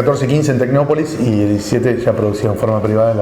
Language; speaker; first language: Spanish; native; Spanish